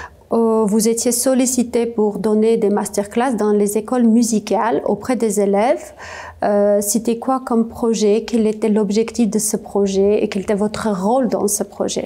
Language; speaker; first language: French; non-native, fluent; Armenian